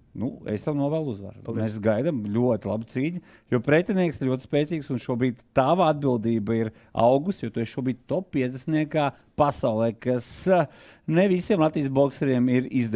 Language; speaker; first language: Latvian; native; Latvian